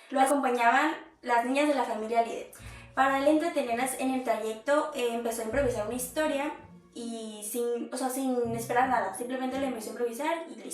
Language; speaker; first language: Spanish; native; Spanish